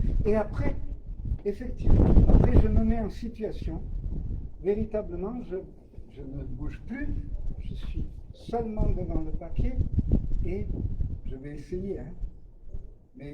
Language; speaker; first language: French; native; French